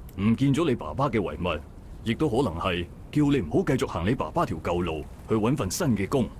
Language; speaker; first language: Cantonese; early bilingual, heritage; Cantonese